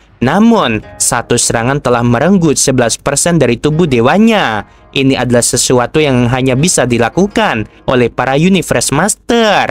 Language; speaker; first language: Indonesian; native; Indonesian